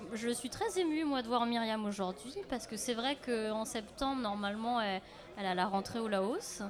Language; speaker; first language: French; early bilingual, other home language; Lao